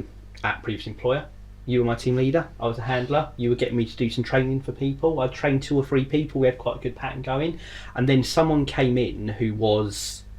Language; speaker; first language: English; native; English